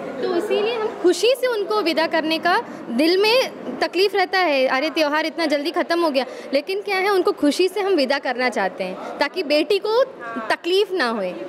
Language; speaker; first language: Hindi; non-native, local second language; Tamil